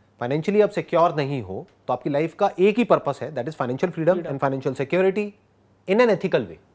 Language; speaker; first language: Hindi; native; Hindi